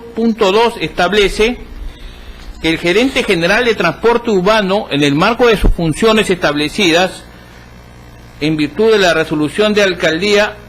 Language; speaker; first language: Spanish; native; Spanish